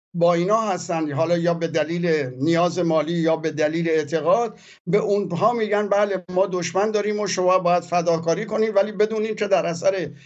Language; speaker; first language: Persian; native; Persian